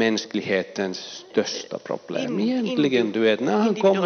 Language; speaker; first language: Swedish; non-native, fluent; Finnish